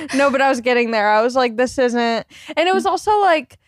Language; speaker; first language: English; native; English